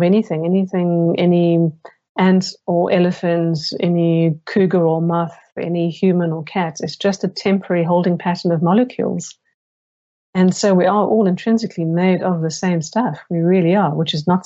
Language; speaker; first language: English; native; English